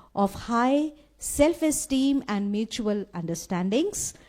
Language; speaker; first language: English; non-native, local second language; Hindi